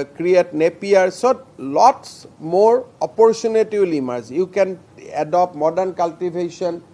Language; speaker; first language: English; non-native, local second language; Assamese